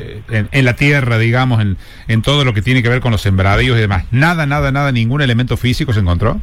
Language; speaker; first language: Spanish; native; Spanish